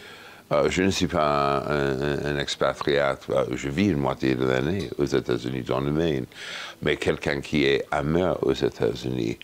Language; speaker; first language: French; non-native, fluent; English